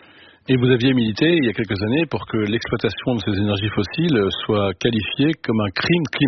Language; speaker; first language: French; native; French